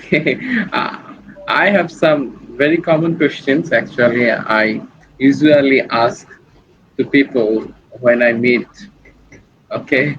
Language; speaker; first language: English; non-native, learner; Bangla